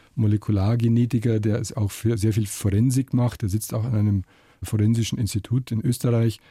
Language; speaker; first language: German; native; German